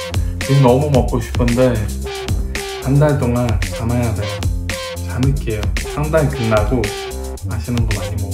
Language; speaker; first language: Korean; non-native, learner; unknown